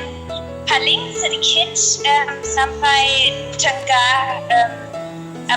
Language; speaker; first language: Indonesian; non-native, fluent; German